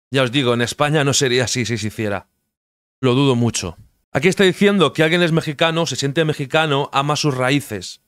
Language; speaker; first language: Spanish; native; Spanish